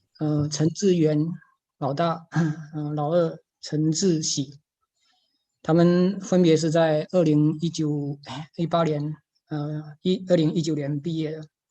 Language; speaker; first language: Chinese; native; Chinese